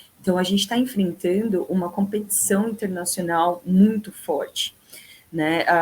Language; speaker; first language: Portuguese; native; Portuguese